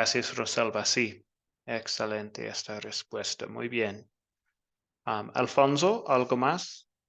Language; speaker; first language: Spanish; non-native, fluent; English